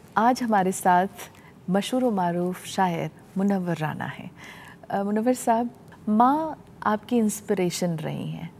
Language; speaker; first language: Hindi; native; Hindi